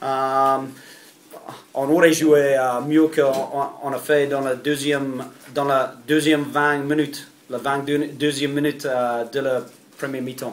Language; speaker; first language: French; non-native, fluent; English